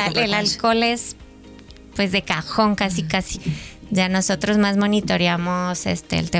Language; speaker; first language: Spanish; native; Spanish